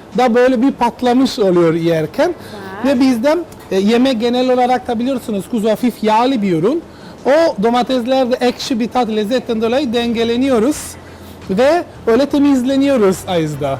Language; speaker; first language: Turkish; non-native, learner; Italian